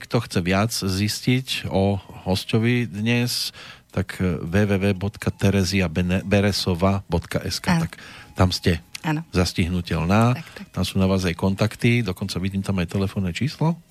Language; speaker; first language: Slovak; native; Slovak